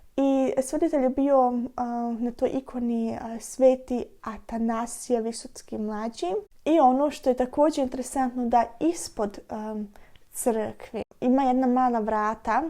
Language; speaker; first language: Bosnian; early bilingual, heritage; Serbian